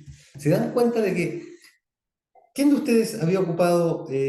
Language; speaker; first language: Spanish; native; Spanish